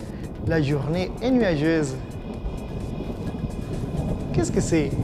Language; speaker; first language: French; non-native, fluent; Spanish